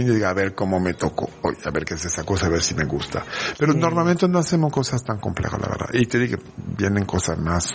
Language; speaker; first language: Spanish; non-native, fluent; French